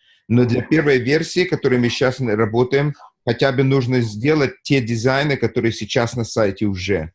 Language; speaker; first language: Russian; early bilingual, heritage; Russian